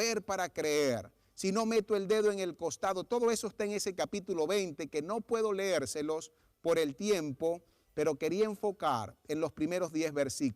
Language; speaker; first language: Spanish; native; Spanish